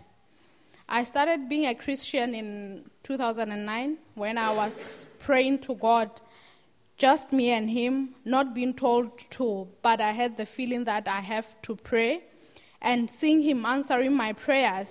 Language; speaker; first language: English; non-native, local second language; Southern Sotho